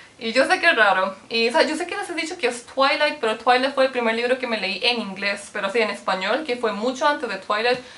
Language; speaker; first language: Spanish; early bilingual, other home language; Korean